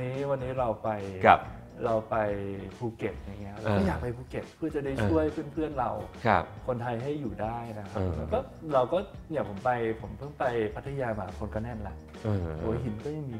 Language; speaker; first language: Thai; native; Thai